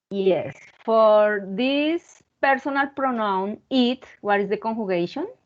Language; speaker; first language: English; non-native, learner; Spanish